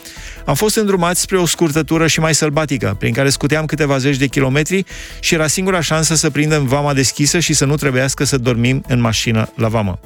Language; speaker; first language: Romanian; native; Romanian